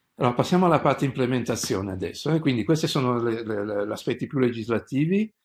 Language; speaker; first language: Italian; native; Italian